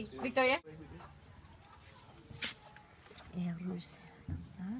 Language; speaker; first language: French; non-native, learner; English